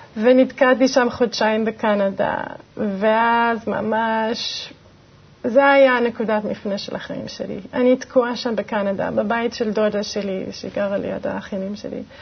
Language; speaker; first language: Hebrew; early bilingual, other home language; English